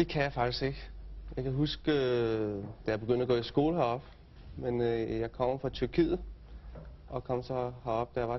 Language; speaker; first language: Danish; early bilingual, other home language; Turkish